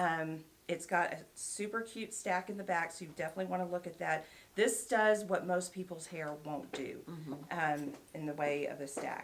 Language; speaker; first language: English; native; English